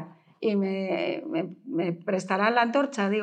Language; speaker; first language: Spanish; native; Spanish